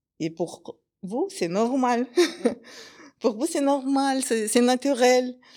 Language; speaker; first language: French; non-native, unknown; Kyrgyz